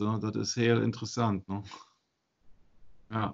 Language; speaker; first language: Dutch; non-native, fluent; German